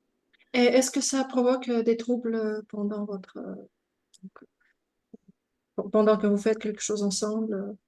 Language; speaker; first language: French; non-native, fluent; Russian